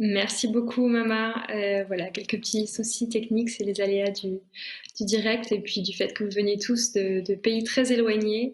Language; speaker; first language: French; native; French